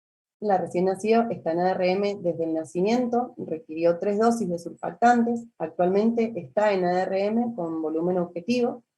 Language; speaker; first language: Spanish; native; Spanish